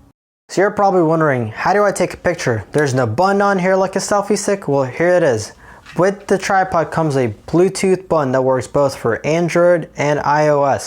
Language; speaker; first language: English; native; English